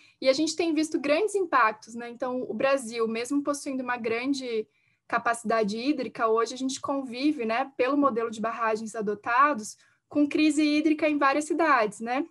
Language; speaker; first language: Portuguese; native; Portuguese